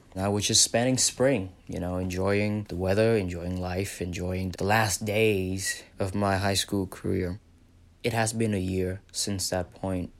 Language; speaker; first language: English; non-native, fluent; Vietnamese